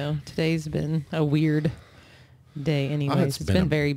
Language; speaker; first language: English; native; English